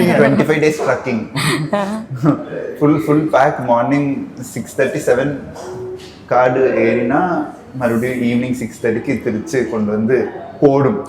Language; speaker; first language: Malayalam; non-native, learner; Tamil